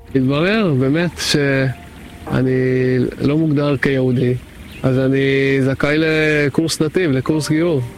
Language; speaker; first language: Hebrew; non-native, learner; Hungarian